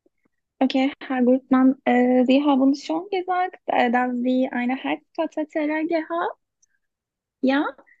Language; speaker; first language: German; non-native, learner; Turkish